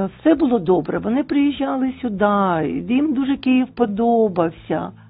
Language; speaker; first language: Ukrainian; non-native, local second language; Russian